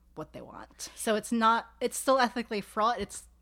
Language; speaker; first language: English; native; English